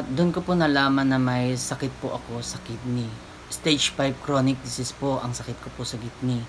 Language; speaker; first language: Filipino; native; Filipino